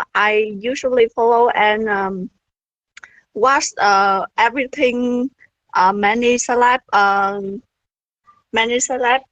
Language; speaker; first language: English; non-native, learner; Vietnamese